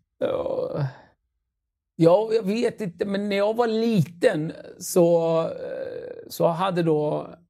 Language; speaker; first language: Swedish; early bilingual, other home language; Kurdish